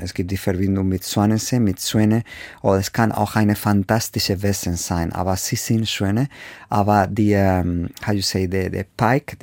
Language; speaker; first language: German; non-native, fluent; Spanish